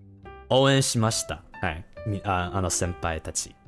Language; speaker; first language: Japanese; non-native, learner; English